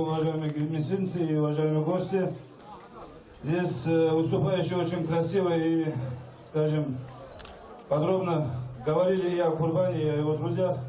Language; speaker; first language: Russian; non-native, local second language; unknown